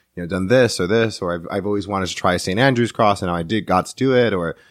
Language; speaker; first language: English; native; English